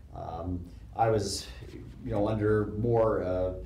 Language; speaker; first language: English; native; English